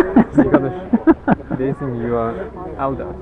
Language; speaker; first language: English; non-native, learner; Chinese